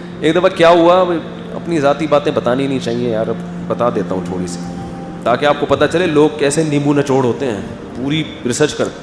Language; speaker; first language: Urdu; native; Urdu